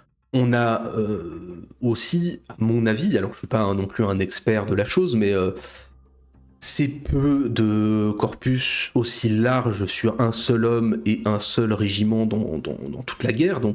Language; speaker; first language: French; native; French